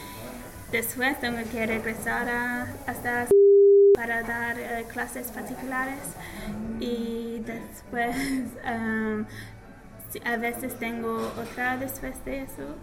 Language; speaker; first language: Spanish; non-native, learner; English